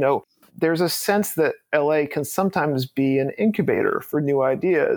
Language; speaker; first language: English; native; English